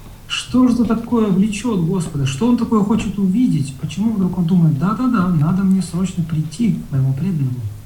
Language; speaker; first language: Russian; native; Russian